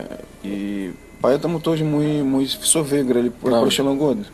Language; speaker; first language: Russian; non-native, learner; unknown